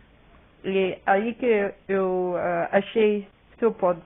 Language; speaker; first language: Portuguese; non-native, learner; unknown